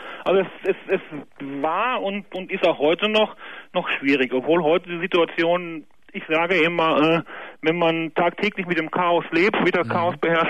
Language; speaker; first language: German; native; German